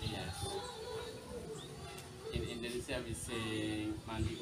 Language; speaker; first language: English; non-native, learner; Indonesian